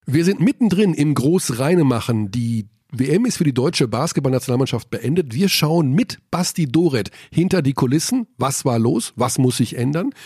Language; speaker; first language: German; native; German